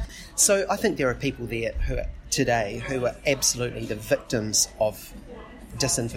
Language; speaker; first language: English; native; English